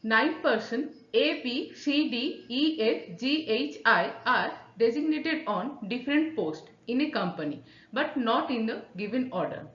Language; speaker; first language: English; non-native, local second language; Bangla